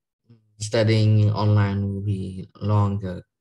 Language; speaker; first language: English; non-native, learner; Vietnamese